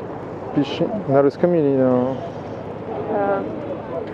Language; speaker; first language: Russian; non-native, learner; French